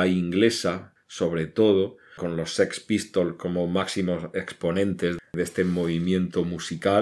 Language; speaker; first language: Spanish; native; Spanish